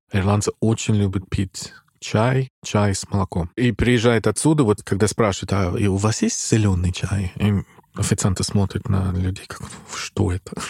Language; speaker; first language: Russian; non-native, fluent; English